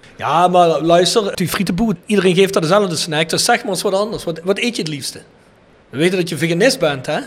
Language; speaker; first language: Dutch; native; Dutch